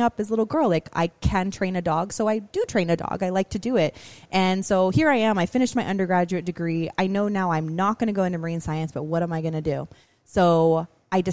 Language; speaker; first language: English; native; English